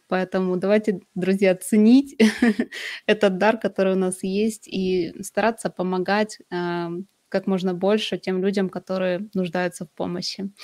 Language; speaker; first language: Russian; native; Russian